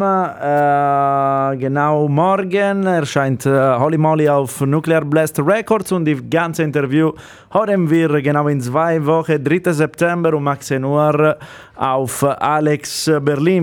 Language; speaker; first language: German; non-native, learner; Italian